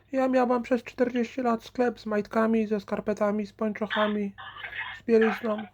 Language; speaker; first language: Polish; native; Polish